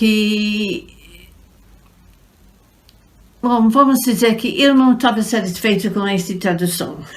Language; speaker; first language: Portuguese; non-native, fluent; English